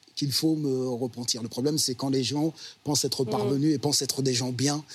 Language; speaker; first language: French; native; French